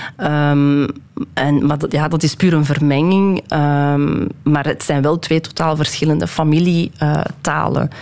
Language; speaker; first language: Dutch; early bilingual, other home language; Persian